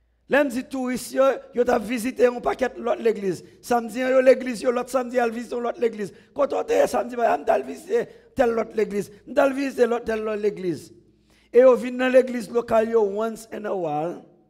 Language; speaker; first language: French; native; French